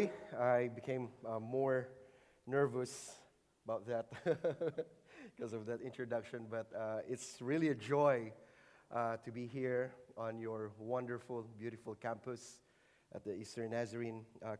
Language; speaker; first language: English; non-native, local second language; Filipino